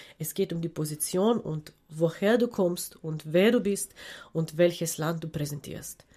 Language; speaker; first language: German; non-native, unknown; Ukrainian